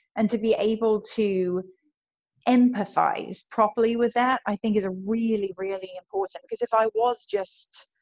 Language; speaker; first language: English; native; English